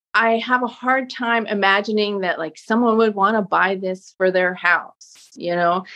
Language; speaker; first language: English; native; English